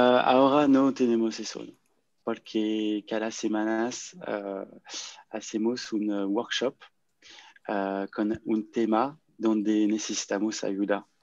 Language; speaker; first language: Spanish; non-native, learner; French